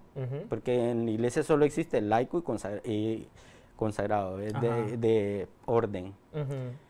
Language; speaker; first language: Spanish; native; Spanish